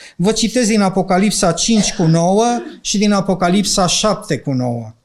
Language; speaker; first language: Romanian; non-native, local second language; Ukrainian